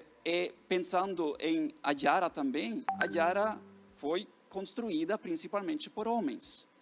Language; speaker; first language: Portuguese; non-native, fluent; Norwegian